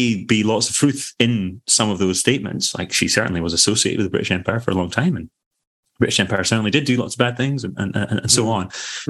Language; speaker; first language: English; native; English